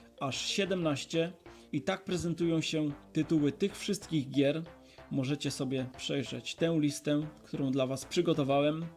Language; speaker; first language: Polish; native; Polish